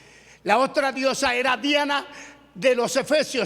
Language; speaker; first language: Spanish; native; Spanish